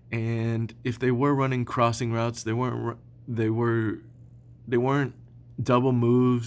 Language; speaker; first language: English; native; English